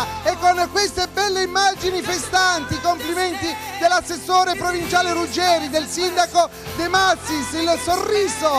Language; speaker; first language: Italian; native; Italian